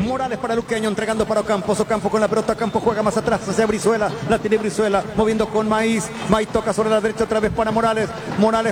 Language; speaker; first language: Spanish; native; Spanish